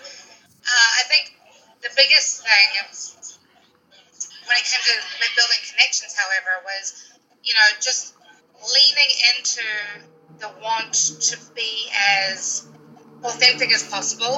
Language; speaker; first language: English; native; English